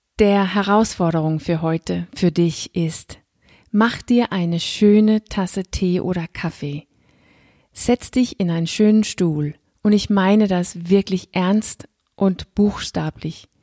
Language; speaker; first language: German; non-native, fluent; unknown